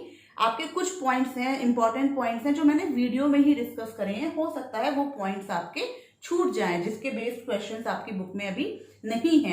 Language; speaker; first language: Hindi; native; Hindi